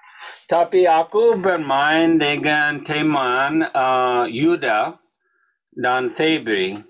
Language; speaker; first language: Indonesian; non-native, learner; English